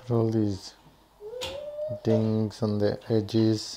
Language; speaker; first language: English; native; English